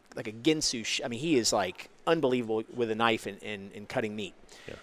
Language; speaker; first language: English; native; English